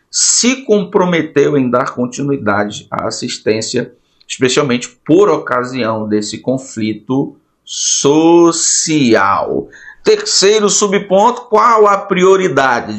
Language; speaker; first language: Portuguese; native; Portuguese